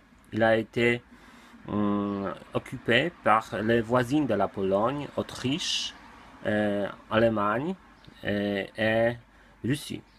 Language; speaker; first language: French; non-native, learner; Polish